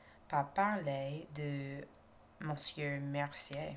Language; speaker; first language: French; non-native, learner; English